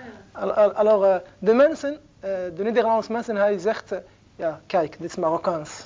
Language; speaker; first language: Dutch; non-native, learner; Arabic